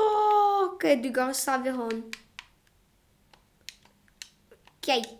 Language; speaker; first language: Welsh; non-native, local second language; English